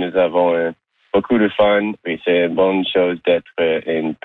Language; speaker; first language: French; non-native, local second language; English